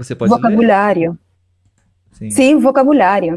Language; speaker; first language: Portuguese; non-native, learner; Spanish